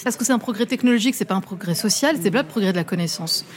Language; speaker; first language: French; non-native, local second language; Arabic